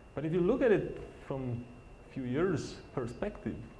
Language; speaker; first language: English; non-native, fluent; Polish